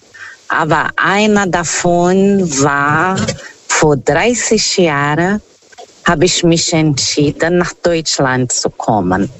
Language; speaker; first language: German; non-native, learner; Portuguese